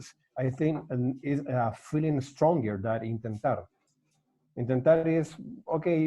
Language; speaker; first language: English; non-native, learner; Spanish